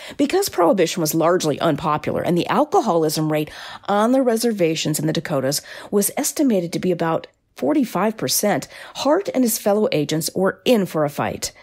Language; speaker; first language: English; native; English